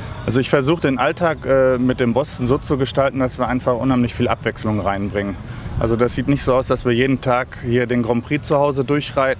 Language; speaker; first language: German; native; German